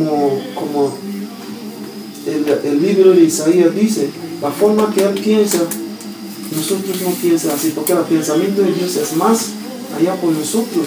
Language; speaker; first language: Spanish; non-native, learner; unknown